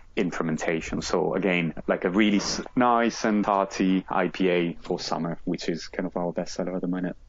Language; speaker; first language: English; non-native, fluent; Italian